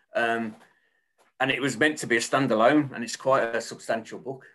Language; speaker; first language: English; native; English